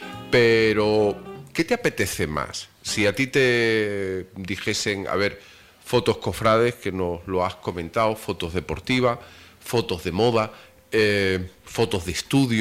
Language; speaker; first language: Spanish; native; Spanish